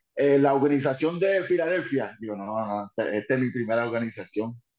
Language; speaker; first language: Spanish; early bilingual, heritage; Spanish